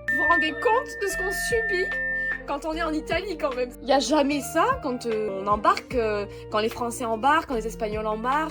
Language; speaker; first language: French; native; French